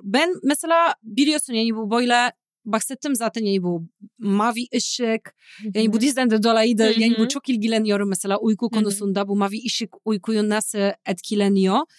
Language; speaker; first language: Turkish; non-native, fluent; Polish